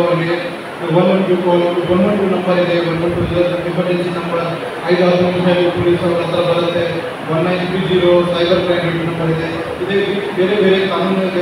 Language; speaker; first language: Kannada; non-native, learner; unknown